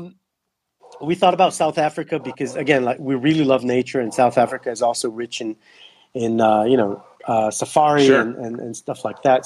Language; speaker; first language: English; non-native, local second language; Hebrew